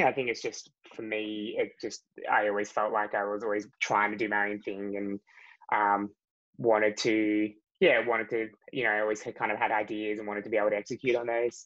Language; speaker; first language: English; native; English